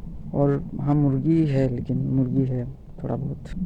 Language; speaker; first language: Hindi; non-native, local second language; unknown